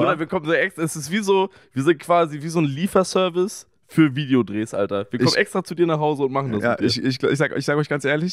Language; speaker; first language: German; native; German